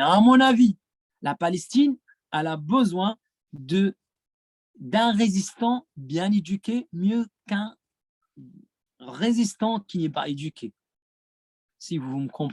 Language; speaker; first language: French; non-native, fluent; Arabic